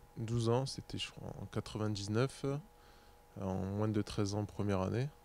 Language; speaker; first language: French; native; French